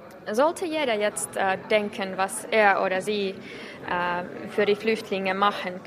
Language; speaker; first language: German; non-native, fluent; Finnish